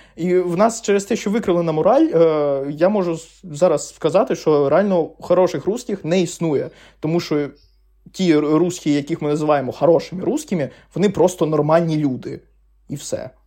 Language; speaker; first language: Ukrainian; non-native, local second language; Russian